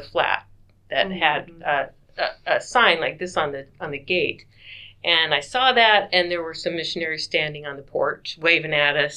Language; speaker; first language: English; native; English